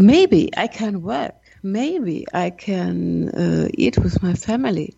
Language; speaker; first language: English; non-native, learner; German